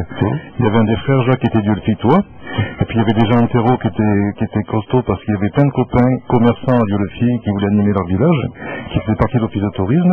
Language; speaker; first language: French; native; French